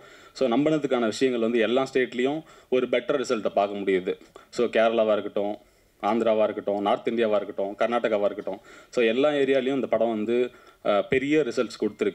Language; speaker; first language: Tamil; native; Tamil